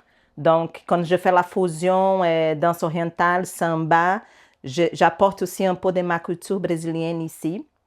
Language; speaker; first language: French; non-native, learner; Portuguese